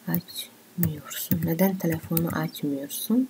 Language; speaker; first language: Turkish; non-native, learner; Somali